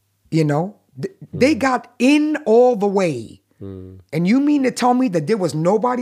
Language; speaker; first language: English; native; English